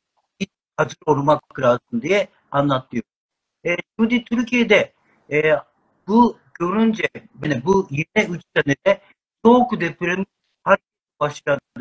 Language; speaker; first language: Turkish; non-native, learner; Japanese